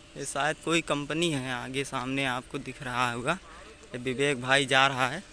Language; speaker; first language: Hindi; native; Hindi